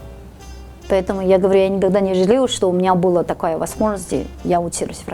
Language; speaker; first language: Russian; non-native, fluent; Chinese